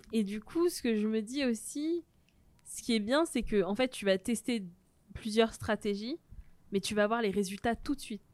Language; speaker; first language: French; native; French